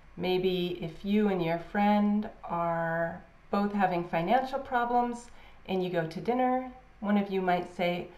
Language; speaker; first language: English; native; English